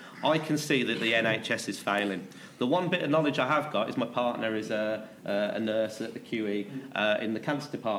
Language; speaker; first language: English; native; English